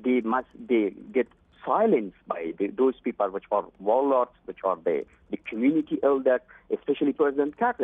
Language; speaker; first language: English; non-native, fluent; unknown